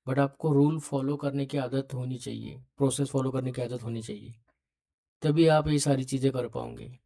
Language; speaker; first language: Hindi; non-native, local second language; Marathi